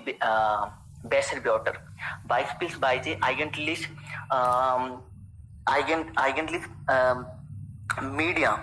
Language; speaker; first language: German; non-native, learner; Hindi